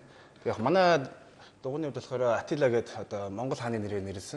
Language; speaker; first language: Mongolian; native; Mongolian